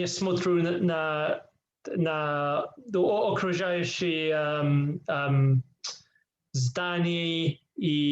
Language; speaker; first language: Russian; non-native, learner; English